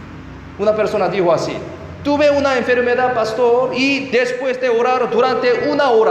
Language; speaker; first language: Spanish; non-native, fluent; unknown